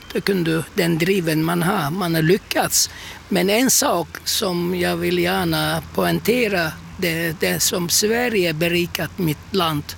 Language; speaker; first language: Swedish; non-native, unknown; Turkish